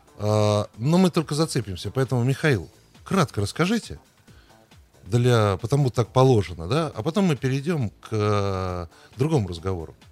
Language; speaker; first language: Russian; native; Russian